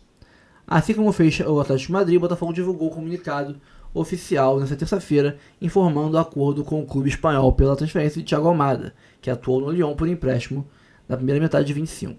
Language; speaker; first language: Portuguese; native; Portuguese